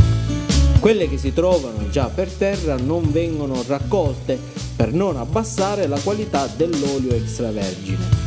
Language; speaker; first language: Italian; native; Italian